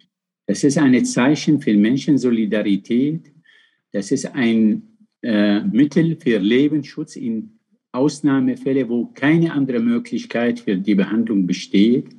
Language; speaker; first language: German; non-native, fluent; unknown